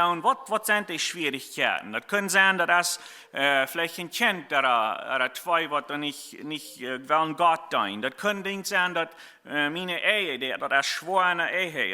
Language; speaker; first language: German; non-native, learner; Plautdietsch